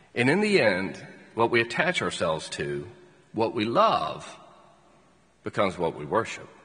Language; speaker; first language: English; native; English